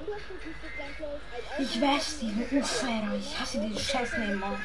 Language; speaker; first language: German; early bilingual, other home language; Turkish